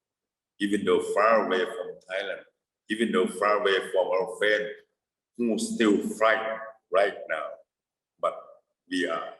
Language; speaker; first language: English; non-native, fluent; Thai